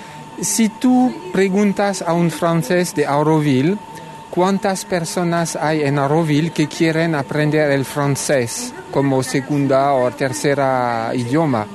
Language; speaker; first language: Spanish; non-native, fluent; French